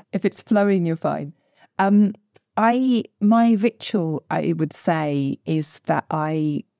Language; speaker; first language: English; native; English